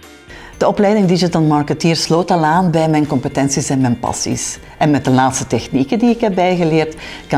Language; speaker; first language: Dutch; native; Dutch